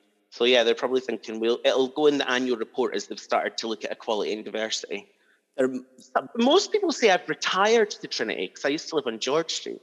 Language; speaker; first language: English; native; English